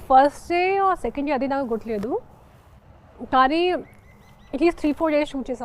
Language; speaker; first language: Telugu; non-native, local second language; Hindi